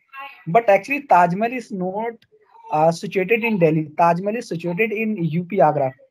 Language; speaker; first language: English; non-native, learner; Hindi